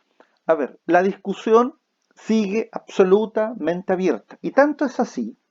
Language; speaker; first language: Spanish; native; Spanish